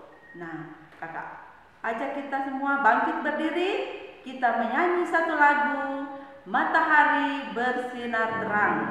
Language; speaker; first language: Indonesian; native; Indonesian